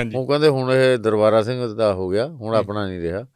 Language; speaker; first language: Punjabi; native; Punjabi